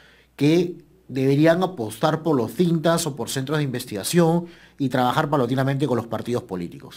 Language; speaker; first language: Spanish; native; Spanish